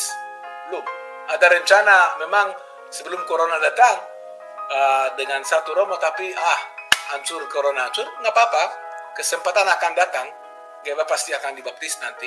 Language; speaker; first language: Indonesian; non-native, fluent; Hebrew